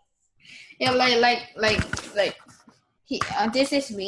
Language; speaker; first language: English; non-native, learner; Korean